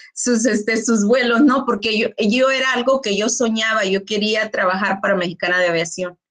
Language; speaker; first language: Spanish; early bilingual, heritage; Spanish